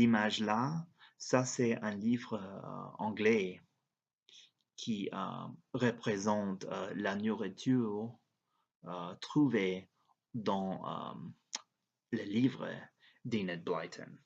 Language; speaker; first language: French; non-native, learner; English